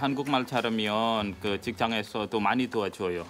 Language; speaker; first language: Korean; non-native, learner; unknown